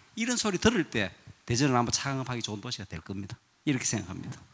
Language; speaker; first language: Korean; native; Korean